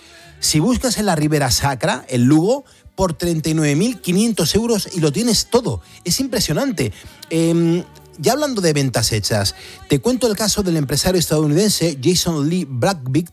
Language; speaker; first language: Spanish; native; Spanish